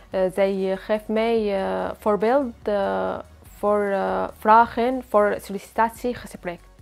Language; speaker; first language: Dutch; non-native, learner; Arabic